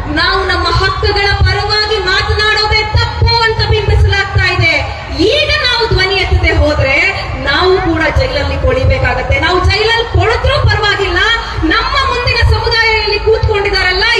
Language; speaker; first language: Kannada; native; Kannada